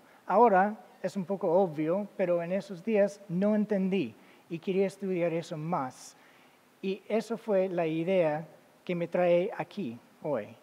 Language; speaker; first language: Spanish; non-native, fluent; English